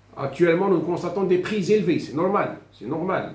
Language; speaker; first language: French; non-native, local second language; Arabic